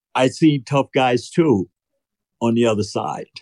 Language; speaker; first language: English; native; English